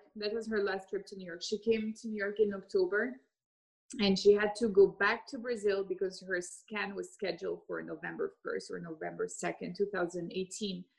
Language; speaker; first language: English; early bilingual, other home language; French